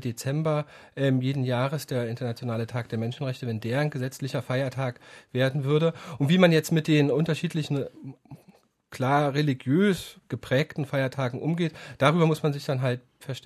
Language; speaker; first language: German; native; German